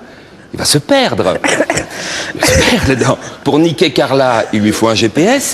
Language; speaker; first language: French; native; French